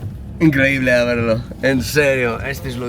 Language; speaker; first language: Spanish; non-native, learner; English